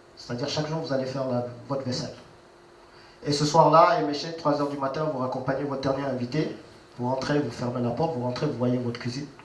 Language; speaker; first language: French; non-native, local second language; Wolof